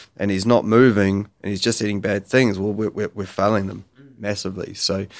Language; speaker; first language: English; native; English